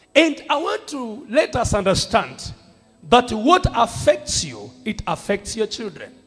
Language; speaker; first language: English; non-native, local second language; Swahili